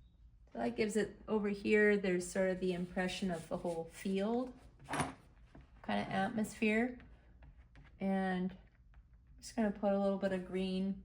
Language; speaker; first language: English; native; English